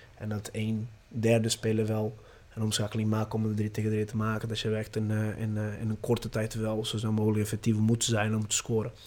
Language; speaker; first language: Dutch; non-native, fluent; Portuguese